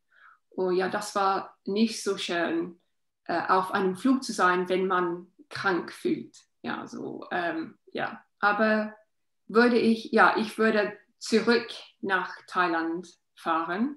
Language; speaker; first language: German; non-native, learner; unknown